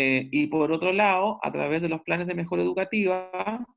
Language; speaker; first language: Spanish; native; Spanish